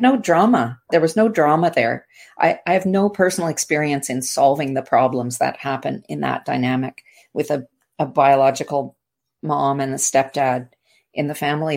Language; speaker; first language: English; native; English